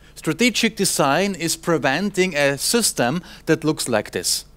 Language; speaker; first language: English; non-native, fluent; German